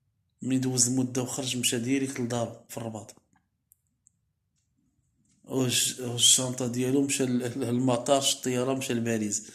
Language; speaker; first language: Arabic; native; Arabic